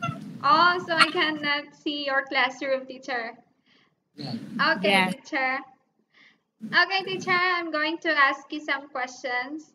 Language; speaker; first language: English; non-native, learner; Thai